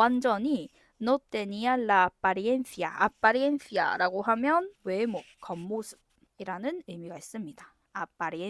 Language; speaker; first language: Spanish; non-native, fluent; Korean